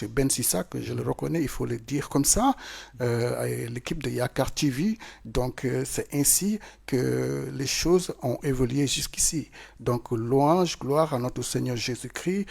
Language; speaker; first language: French; non-native, local second language; Wolof